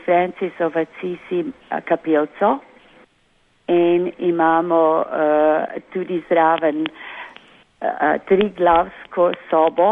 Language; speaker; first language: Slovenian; early bilingual, heritage; Slovenian